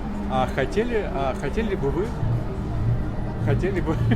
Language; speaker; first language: Russian; native; Russian